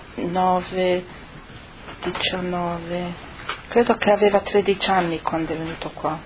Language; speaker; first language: Italian; early bilingual, other home language; Friulian